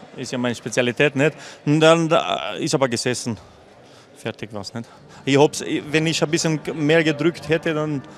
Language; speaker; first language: German; non-native, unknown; Albanian